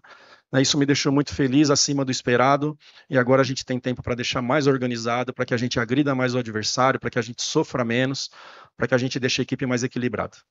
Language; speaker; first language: Portuguese; native; Portuguese